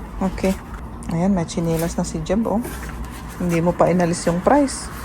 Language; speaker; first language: Filipino; non-native, fluent; German